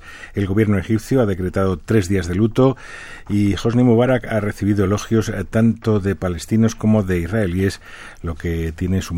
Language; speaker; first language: Spanish; native; Spanish